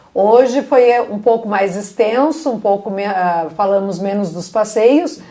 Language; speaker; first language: Portuguese; native; Portuguese